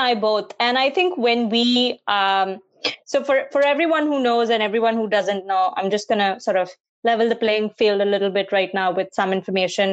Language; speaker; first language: English; non-native, local second language; Hindi